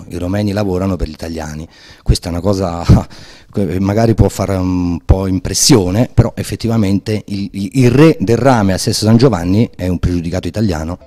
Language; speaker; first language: Italian; native; Italian